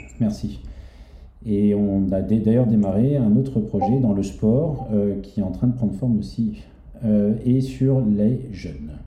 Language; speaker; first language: French; native; French